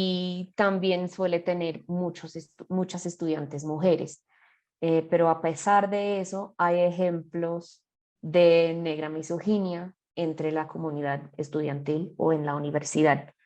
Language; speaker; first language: Spanish; non-native, fluent; English